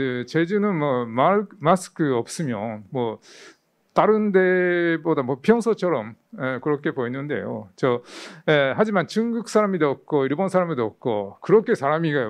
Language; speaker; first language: Korean; non-native, fluent; Japanese